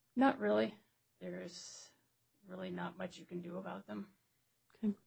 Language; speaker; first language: English; native; English